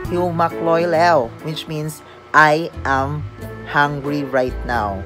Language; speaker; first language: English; non-native, local second language; Filipino